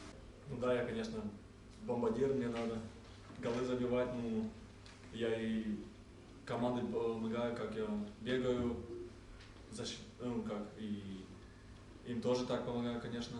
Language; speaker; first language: Russian; non-native, local second language; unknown